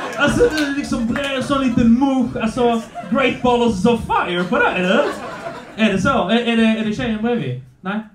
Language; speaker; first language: Swedish; early bilingual, other home language; Polish